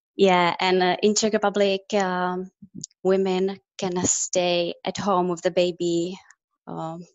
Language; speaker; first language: English; non-native, fluent; Czech